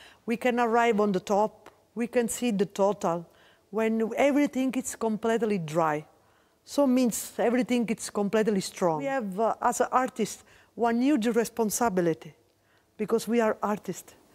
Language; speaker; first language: English; non-native, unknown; Italian